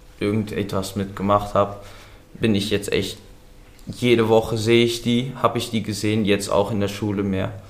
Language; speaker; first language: German; early bilingual, other home language; Dutch